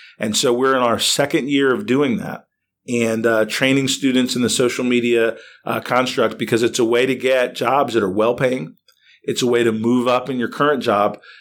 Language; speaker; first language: English; native; English